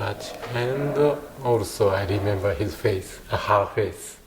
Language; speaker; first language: English; non-native, learner; Japanese